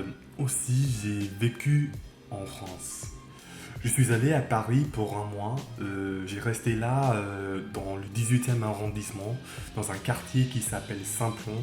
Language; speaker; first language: French; non-native, fluent; English